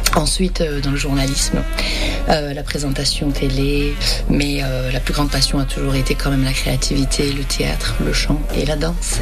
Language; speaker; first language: French; native; French